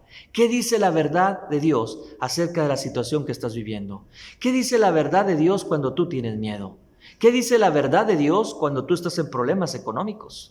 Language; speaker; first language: Spanish; native; Spanish